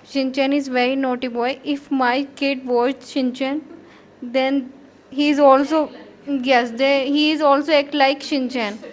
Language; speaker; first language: English; non-native, learner; Hindi